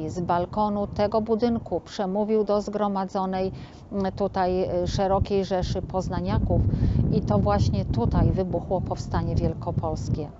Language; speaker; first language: Polish; native; Polish